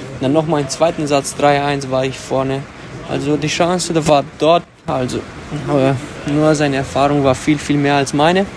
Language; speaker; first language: German; early bilingual, other home language; Romanian